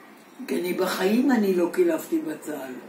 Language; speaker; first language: Hebrew; non-native, fluent; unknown